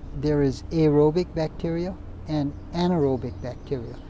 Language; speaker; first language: English; native; English